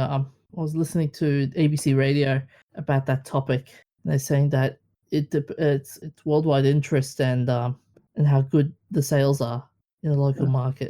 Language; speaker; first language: English; native; English